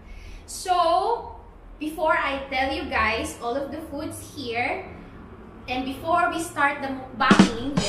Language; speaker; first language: English; non-native, local second language; Filipino